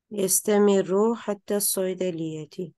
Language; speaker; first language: Arabic; non-native, fluent; Uzbek